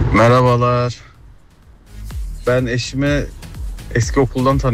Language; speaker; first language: Turkish; early bilingual, other home language; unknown